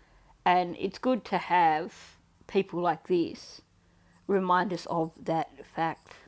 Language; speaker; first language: English; native; English